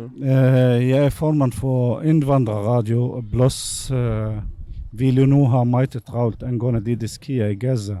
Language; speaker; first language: Danish; non-native, fluent; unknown